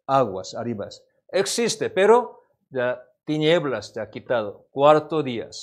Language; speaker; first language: Spanish; non-native, learner; Korean